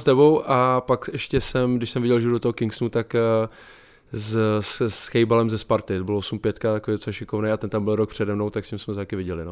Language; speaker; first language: Czech; native; Czech